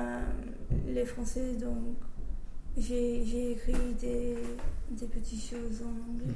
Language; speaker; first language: French; non-native, fluent; English